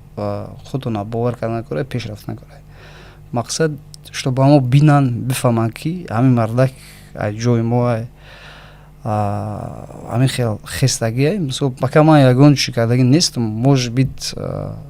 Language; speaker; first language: Tajik; non-native, local second language; Shughni